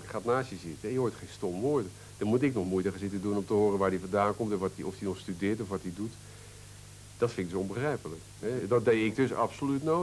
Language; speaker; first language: Dutch; native; Dutch